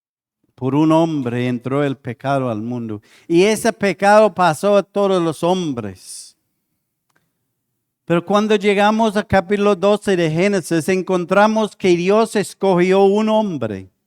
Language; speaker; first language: Spanish; non-native, fluent; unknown